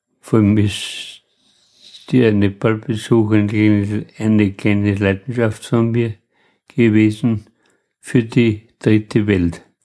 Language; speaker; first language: German; native; German